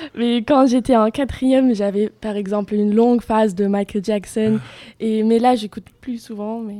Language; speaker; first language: French; non-native, fluent; German